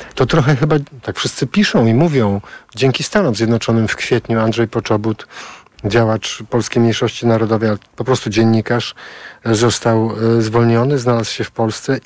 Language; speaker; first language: Polish; native; Polish